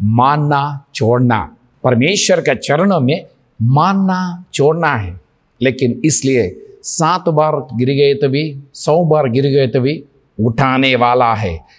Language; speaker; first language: Hindi; non-native, local second language; Telugu